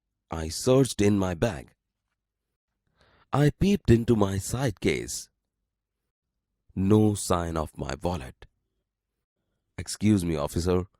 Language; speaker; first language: English; non-native, local second language; Gujarati